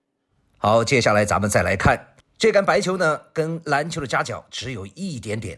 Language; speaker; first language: Chinese; native; Chinese